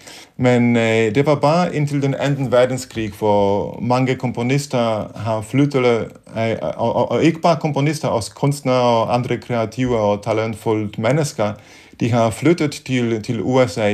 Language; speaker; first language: Danish; non-native, fluent; Polish